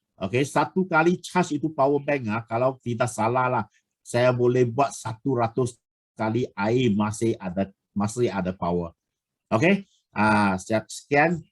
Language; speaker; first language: Malay; non-native, local second language; Chinese